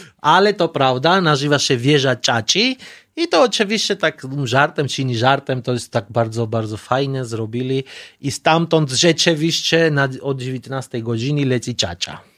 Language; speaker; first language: Polish; non-native, learner; Georgian